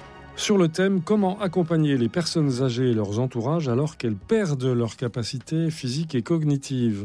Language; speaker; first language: French; native; French